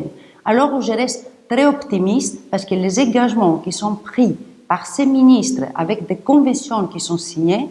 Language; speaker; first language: French; non-native, fluent; Greek